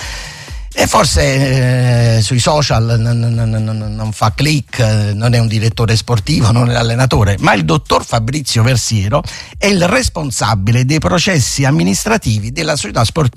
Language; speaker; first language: Italian; native; Italian